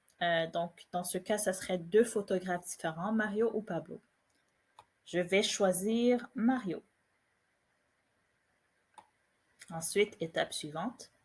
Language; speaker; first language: French; native; French